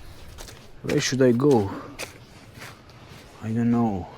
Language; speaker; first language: English; non-native, learner; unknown